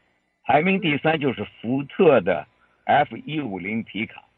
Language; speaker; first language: Chinese; native; Chinese